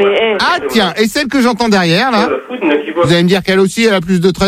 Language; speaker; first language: French; native; French